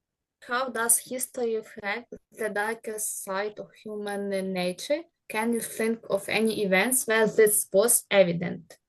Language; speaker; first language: English; non-native, learner; Ukrainian